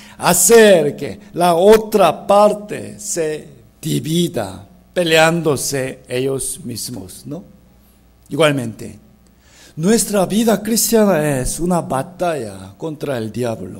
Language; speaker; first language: Spanish; non-native, fluent; Korean